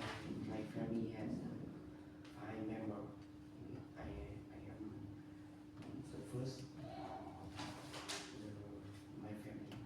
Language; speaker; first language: English; non-native, learner; Vietnamese